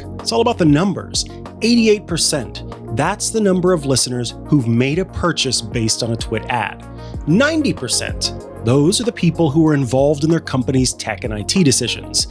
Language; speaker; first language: English; native; English